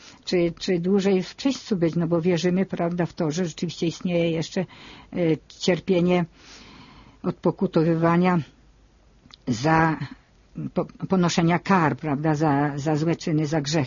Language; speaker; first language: Polish; native; Polish